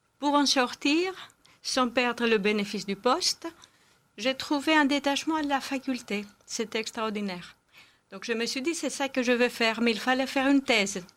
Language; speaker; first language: French; non-native, fluent; Greek